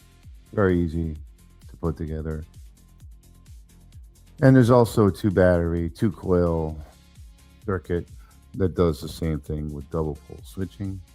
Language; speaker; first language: English; native; English